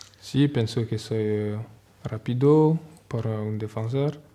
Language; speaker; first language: Spanish; non-native, learner; French